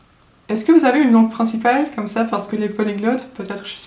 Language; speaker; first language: French; non-native, fluent; Turkish